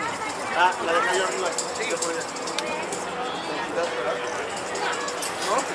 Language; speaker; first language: Spanish; native; Spanish